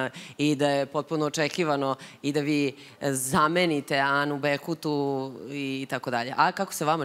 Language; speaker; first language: Serbian; native; Serbian